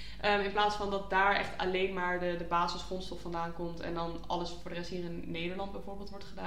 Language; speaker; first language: Dutch; native; Dutch